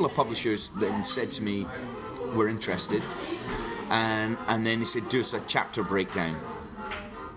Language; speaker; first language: English; native; English